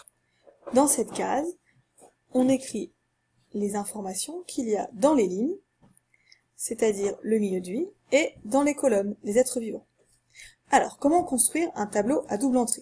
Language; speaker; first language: French; native; French